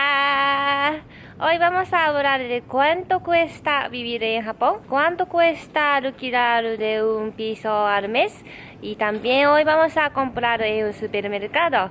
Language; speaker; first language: Spanish; non-native, learner; Japanese